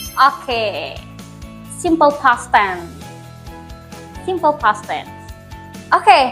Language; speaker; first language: English; non-native, learner; Indonesian